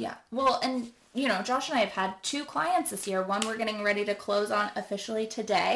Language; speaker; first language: English; native; English